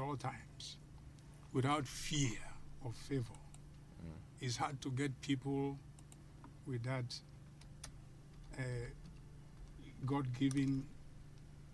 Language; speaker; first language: English; non-native, local second language; Igbo